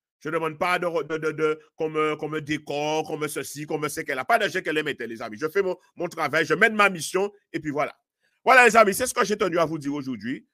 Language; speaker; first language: French; native; French